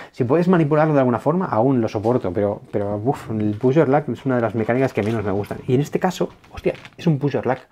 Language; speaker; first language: Spanish; native; Spanish